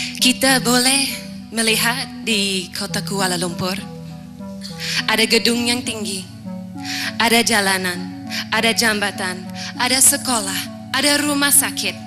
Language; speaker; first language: Malay; non-native, fluent; English